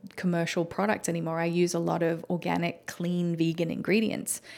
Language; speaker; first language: English; native; English